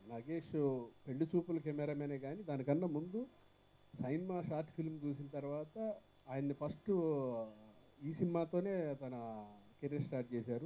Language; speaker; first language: Telugu; native; Telugu